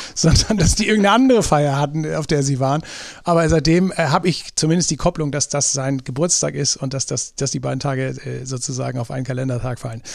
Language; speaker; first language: German; native; German